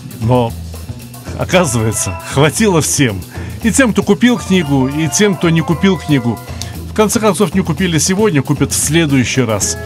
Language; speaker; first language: Russian; native; Russian